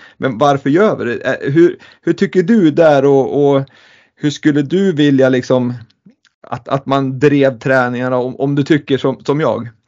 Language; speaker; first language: Swedish; native; Swedish